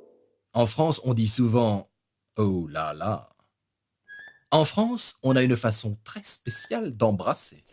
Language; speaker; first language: French; non-native, learner; Spanish